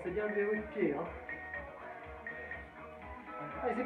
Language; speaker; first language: French; native; French